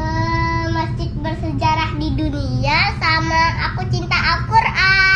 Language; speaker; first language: Indonesian; early bilingual, heritage; Indonesian